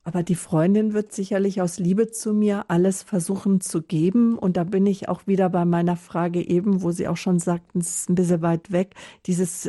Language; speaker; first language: German; native; German